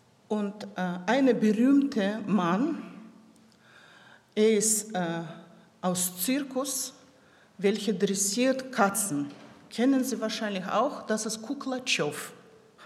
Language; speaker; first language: German; non-native, local second language; Russian